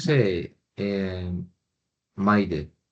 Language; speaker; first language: English; non-native, fluent; Spanish